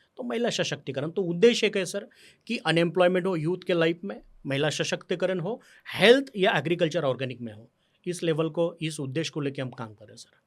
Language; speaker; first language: Hindi; non-native, local second language; Marathi